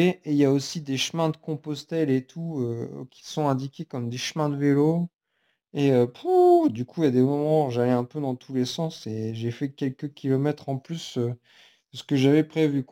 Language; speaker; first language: French; native; French